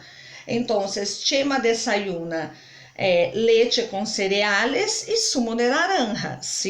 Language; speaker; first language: Spanish; non-native, fluent; Portuguese